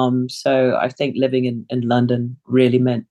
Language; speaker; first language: English; early bilingual, other home language; Samoan